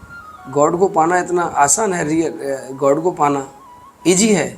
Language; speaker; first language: Hindi; native; Hindi